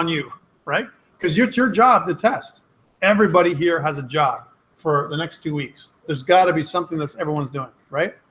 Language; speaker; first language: English; native; English